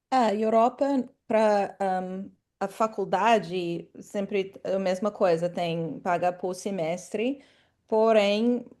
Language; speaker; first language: Portuguese; non-native, fluent; English